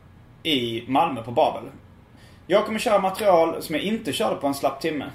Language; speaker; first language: Swedish; native; Swedish